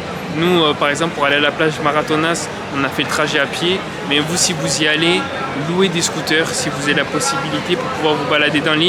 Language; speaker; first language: French; native; French